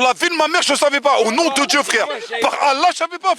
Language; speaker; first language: French; native; French